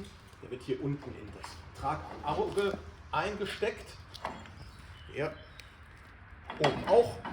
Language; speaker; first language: German; native; German